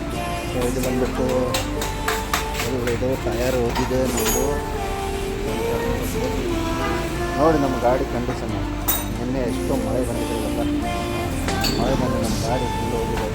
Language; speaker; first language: Kannada; non-native, learner; Hindi